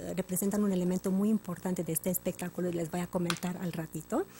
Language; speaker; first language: Spanish; non-native, fluent; Romanian